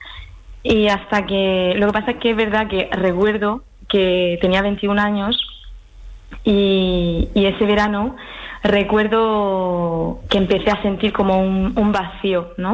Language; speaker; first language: Spanish; early bilingual, heritage; French